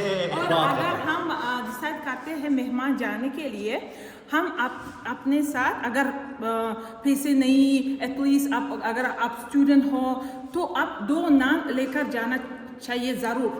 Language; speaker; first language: Hindi; non-native, fluent; Uzbek